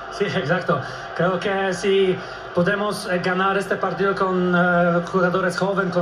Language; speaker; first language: Spanish; non-native, learner; Polish